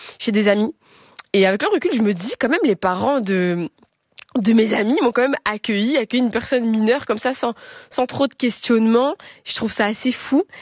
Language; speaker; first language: French; native; French